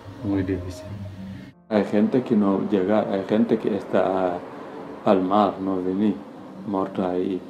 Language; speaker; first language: Spanish; non-native, learner; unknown